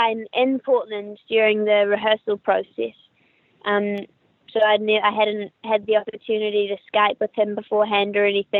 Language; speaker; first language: English; native; English